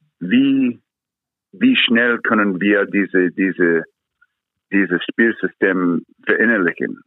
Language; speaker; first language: German; non-native, fluent; English